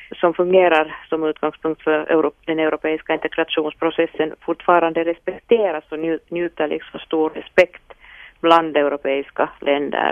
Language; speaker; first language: Swedish; non-native, local second language; Finnish